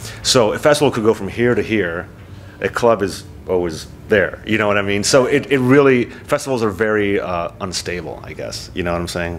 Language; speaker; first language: English; native; English